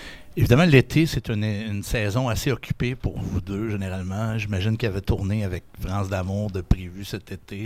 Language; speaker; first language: French; native; French